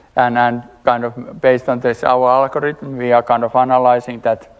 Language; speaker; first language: English; non-native, fluent; Finnish